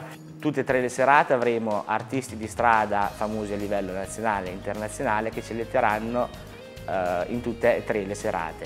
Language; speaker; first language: Italian; native; Italian